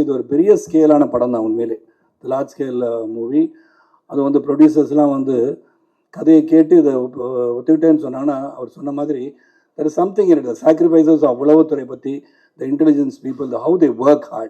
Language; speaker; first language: Tamil; native; Tamil